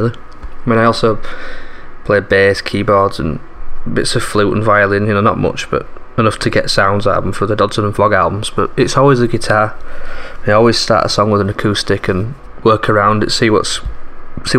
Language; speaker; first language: English; native; English